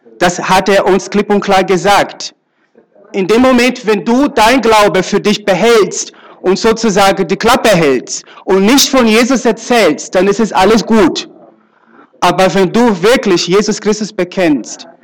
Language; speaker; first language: German; non-native, fluent; Portuguese